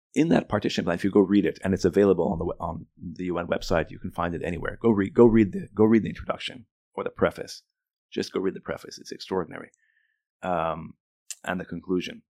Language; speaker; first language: English; early bilingual, other home language; Arabic